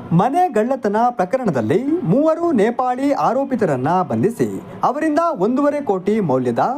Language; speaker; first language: Kannada; native; Kannada